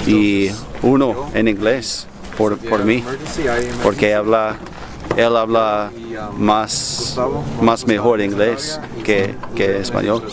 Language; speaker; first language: Spanish; non-native, learner; English